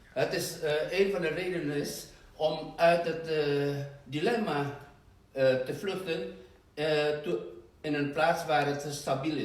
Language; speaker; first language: Dutch; non-native, fluent; Indonesian